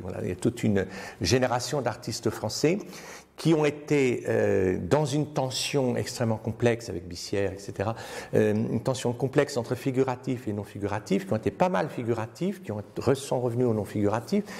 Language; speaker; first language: French; native; French